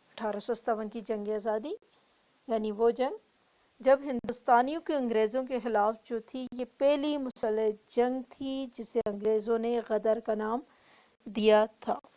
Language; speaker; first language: Urdu; non-native, local second language; Northern Hindko